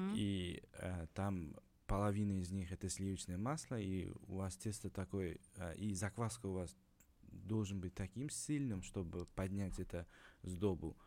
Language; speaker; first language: Russian; non-native, local second language; Uzbek